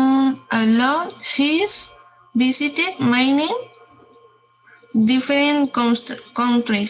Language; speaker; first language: English; non-native, learner; Spanish